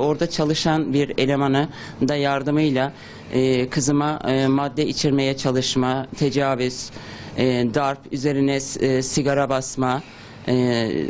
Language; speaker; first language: Turkish; native; Turkish